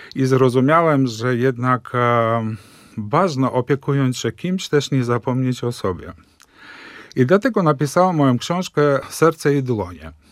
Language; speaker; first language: Polish; early bilingual, heritage; Polish